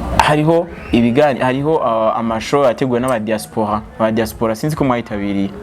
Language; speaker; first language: Rundi; native; Rundi